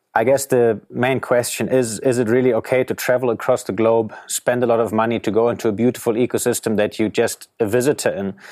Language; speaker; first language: English; non-native, fluent; German